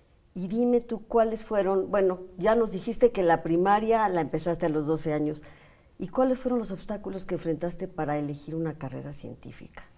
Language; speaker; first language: Spanish; native; Spanish